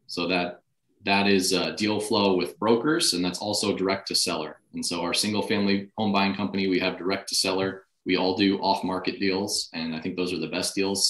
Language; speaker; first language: English; native; English